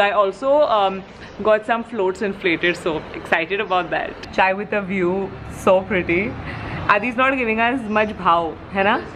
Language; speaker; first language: English; non-native, local second language; Hindi